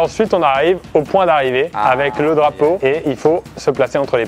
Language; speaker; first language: French; native; French